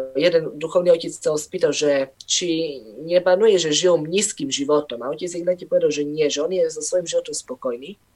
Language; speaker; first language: Slovak; non-native, local second language; Rusyn